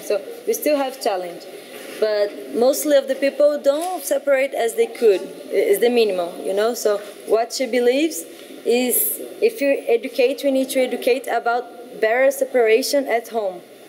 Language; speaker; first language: English; non-native, fluent; Portuguese